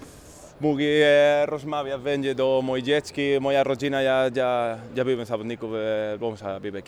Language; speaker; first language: Polish; non-native, learner; Spanish